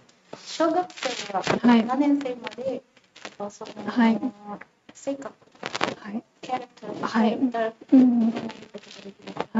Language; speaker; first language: Japanese; non-native, learner; Indonesian